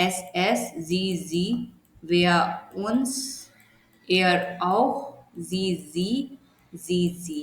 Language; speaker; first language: German; non-native, learner; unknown